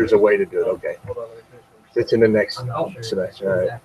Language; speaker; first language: English; native; English